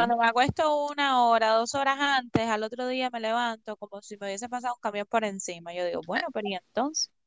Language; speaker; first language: Spanish; native; Spanish